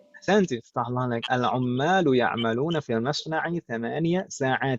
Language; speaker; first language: Arabic; non-native, fluent; Indonesian